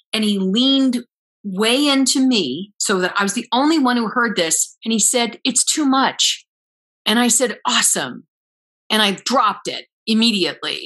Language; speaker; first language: English; native; English